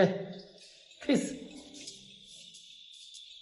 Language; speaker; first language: Chinese; native; Chinese